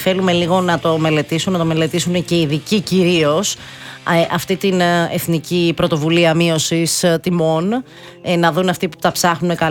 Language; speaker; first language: Greek; native; Greek